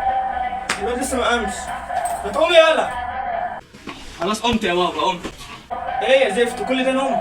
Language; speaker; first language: Arabic; native; Arabic